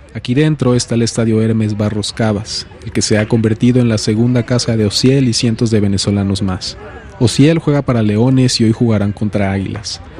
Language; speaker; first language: Spanish; native; Spanish